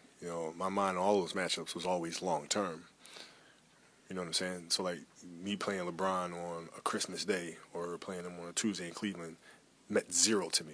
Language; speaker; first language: English; early bilingual, other home language; Italian